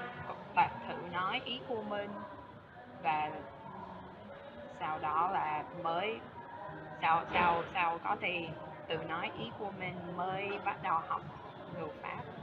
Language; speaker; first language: Vietnamese; non-native, fluent; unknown